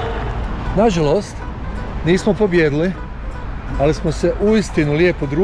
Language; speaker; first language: Croatian; native; Croatian